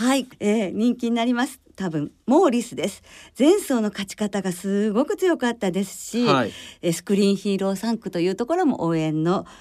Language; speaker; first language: Japanese; native; Japanese